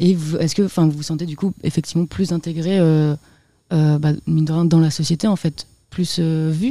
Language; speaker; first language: French; native; French